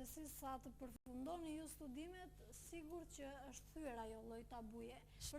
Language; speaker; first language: Albanian; native; Albanian